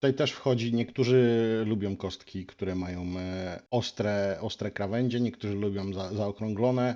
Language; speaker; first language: Polish; native; Polish